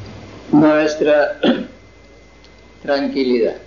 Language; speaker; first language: Spanish; non-native, fluent; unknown